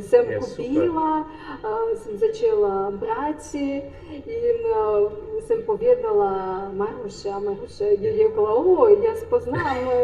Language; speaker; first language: Slovenian; non-native, learner; Russian